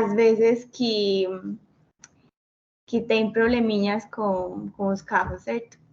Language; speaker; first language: Portuguese; non-native, learner; Spanish